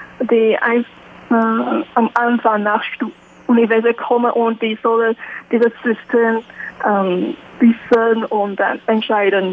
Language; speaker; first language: German; non-native, learner; Chinese